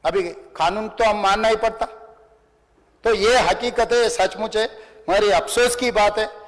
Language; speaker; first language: Hindi; non-native, local second language; Telugu